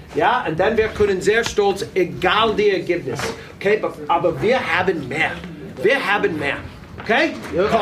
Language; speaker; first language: German; non-native, fluent; English